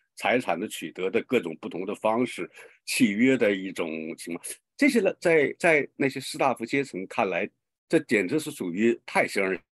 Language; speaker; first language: Chinese; native; Chinese